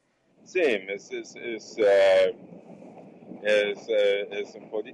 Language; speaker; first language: Portuguese; non-native, fluent; English